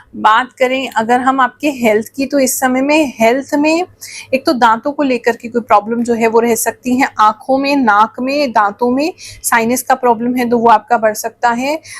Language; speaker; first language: Hindi; native; Hindi